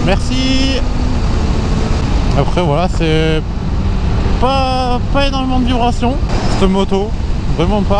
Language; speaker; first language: French; native; French